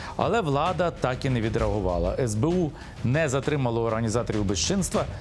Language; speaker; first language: Ukrainian; native; Ukrainian